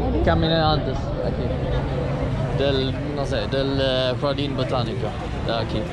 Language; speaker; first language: Spanish; non-native, learner; Swedish